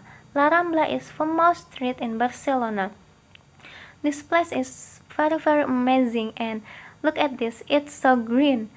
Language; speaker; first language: English; non-native, learner; Indonesian